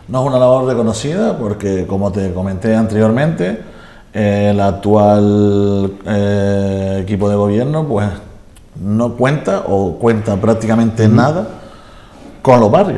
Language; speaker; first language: Spanish; native; Spanish